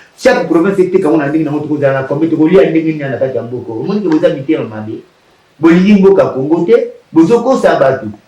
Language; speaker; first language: Lingala; non-native, local second language; Kongo